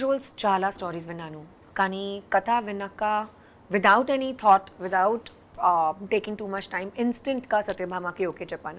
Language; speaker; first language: Telugu; non-native, fluent; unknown